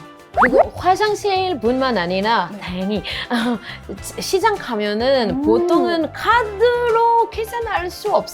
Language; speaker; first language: Korean; non-native, fluent; French